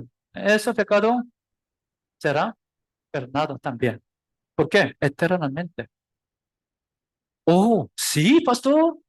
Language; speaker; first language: Spanish; non-native, learner; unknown